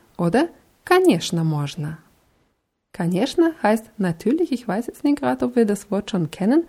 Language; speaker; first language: German; non-native, fluent; Russian